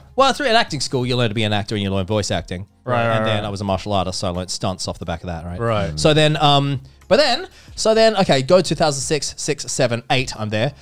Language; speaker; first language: English; native; English